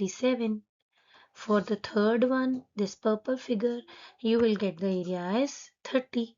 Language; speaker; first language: English; non-native, local second language; Hindi